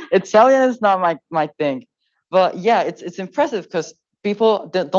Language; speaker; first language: English; early bilingual, other home language; Spanish